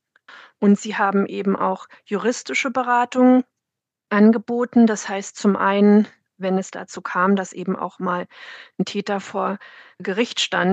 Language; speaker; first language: German; native; German